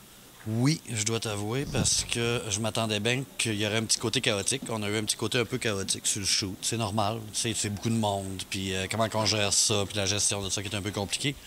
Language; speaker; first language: French; native; French